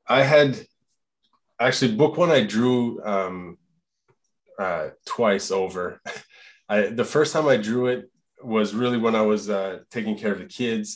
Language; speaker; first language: English; non-native, fluent; French